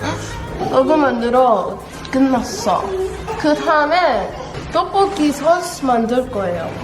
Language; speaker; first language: Korean; non-native, learner; English